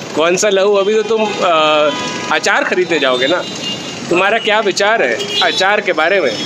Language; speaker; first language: Hindi; native; Hindi